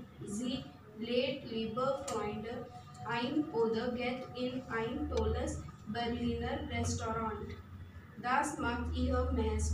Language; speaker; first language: German; non-native, learner; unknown